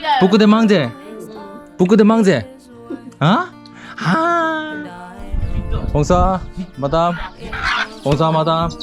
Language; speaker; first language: French; non-native, learner; Korean